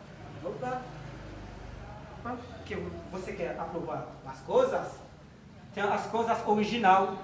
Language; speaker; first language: Portuguese; non-native, learner; Haitian Creole